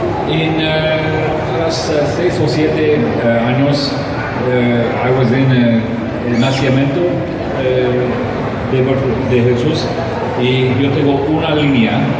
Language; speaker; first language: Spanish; non-native, learner; English